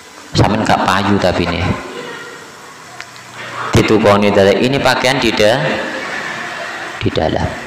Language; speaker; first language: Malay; non-native, local second language; Javanese